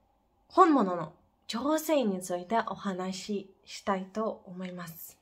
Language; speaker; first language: Japanese; non-native, fluent; Ukrainian